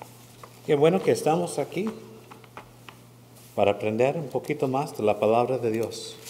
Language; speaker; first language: Spanish; non-native, fluent; English